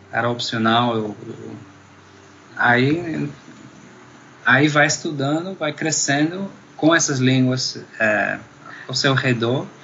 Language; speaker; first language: Portuguese; non-native, fluent; Dutch